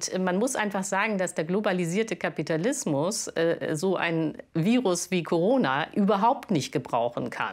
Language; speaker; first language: German; native; German